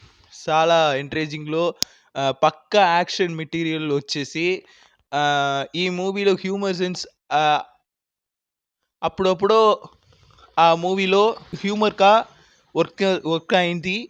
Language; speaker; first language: Telugu; non-native, learner; Tamil